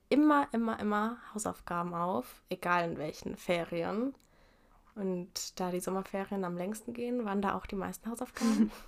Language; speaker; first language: German; early bilingual, heritage; German